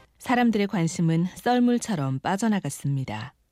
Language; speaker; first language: Korean; native; Korean